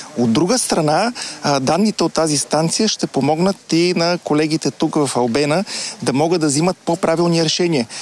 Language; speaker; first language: Bulgarian; native; Bulgarian